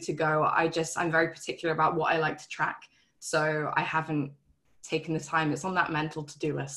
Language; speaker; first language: English; native; English